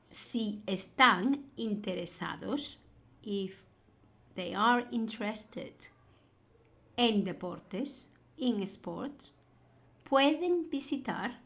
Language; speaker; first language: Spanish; non-native, fluent; English